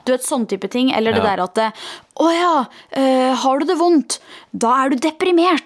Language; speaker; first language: Norwegian; native; Norwegian